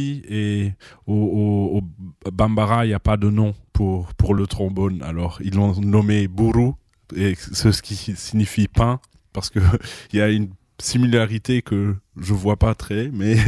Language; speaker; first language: French; non-native, fluent; German